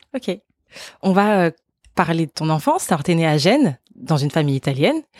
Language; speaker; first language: French; native; French